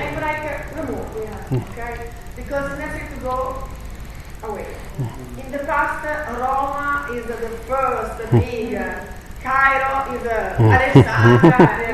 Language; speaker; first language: English; non-native, learner; Italian